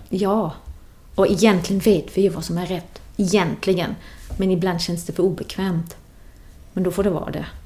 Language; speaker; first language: Swedish; non-native, fluent; German